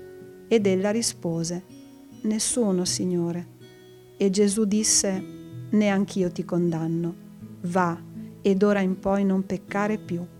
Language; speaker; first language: Italian; native; Italian